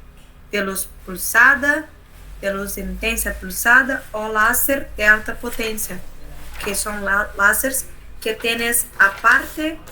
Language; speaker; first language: Spanish; non-native, learner; Portuguese